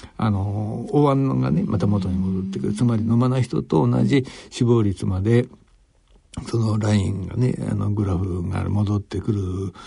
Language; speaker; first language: Japanese; native; Japanese